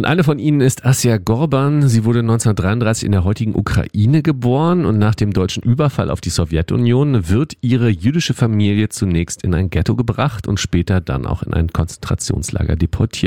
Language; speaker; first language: German; native; German